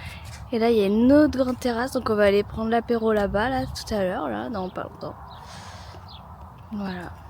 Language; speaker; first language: French; native; French